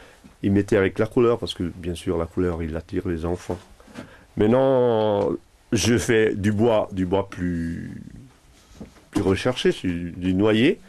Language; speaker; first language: French; non-native, local second language; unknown